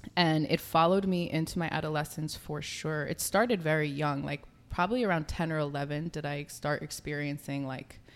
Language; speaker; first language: English; early bilingual, other home language; Hebrew